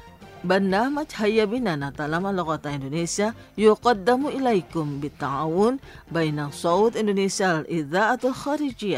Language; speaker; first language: Arabic; non-native, fluent; Indonesian